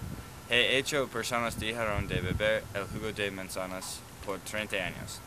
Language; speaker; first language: Spanish; non-native, learner; English